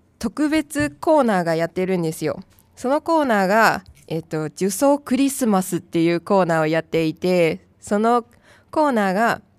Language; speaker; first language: Japanese; non-native, fluent; Chinese